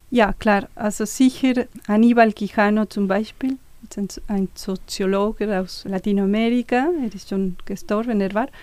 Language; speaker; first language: German; non-native, fluent; Spanish